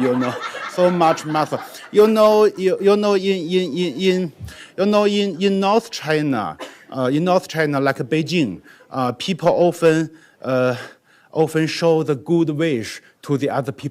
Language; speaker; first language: English; non-native, learner; Chinese